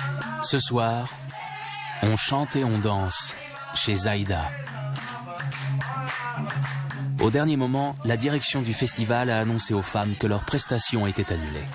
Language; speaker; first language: French; native; French